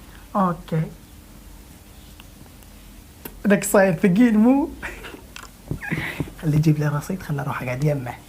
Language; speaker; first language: Arabic; native; Arabic